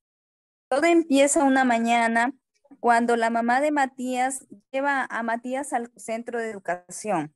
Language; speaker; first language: Spanish; native; Spanish